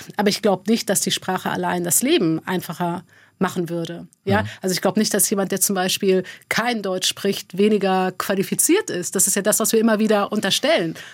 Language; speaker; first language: German; early bilingual, other home language; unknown